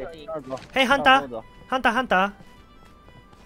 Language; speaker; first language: English; non-native, learner; Japanese